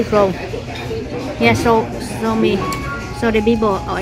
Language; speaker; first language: English; non-native, learner; Vietnamese